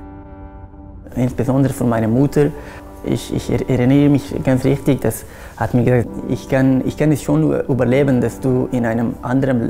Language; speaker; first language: German; non-native, fluent; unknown